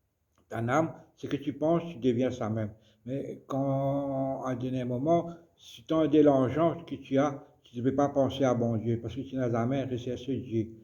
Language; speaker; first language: French; non-native, local second language; Morisyen